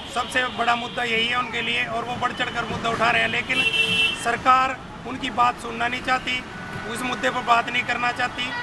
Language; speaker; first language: Hindi; native; Hindi